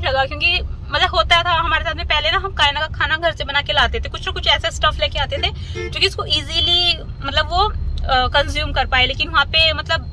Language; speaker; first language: Hindi; native; Hindi